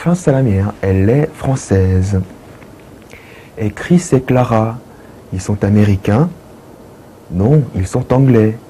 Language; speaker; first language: French; non-native, fluent; Korean